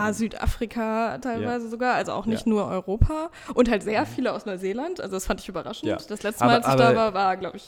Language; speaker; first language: German; native; German